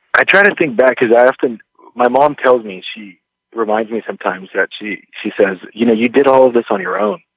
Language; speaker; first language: English; early bilingual, other home language; Spanish